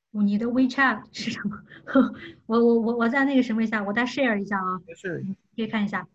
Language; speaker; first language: Chinese; native; Chinese